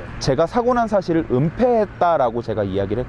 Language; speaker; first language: Korean; native; Korean